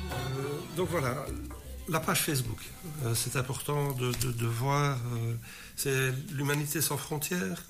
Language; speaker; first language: French; native; French